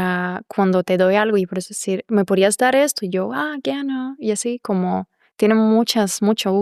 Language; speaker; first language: Spanish; non-native, fluent; German